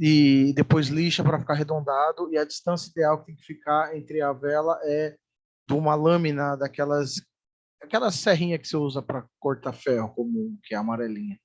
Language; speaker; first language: Portuguese; native; Portuguese